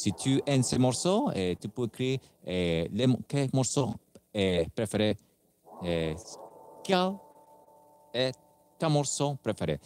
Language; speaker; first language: French; non-native, learner; Spanish